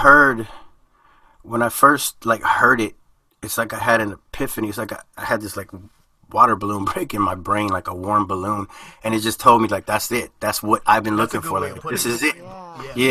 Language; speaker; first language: English; early bilingual, other home language; Spanish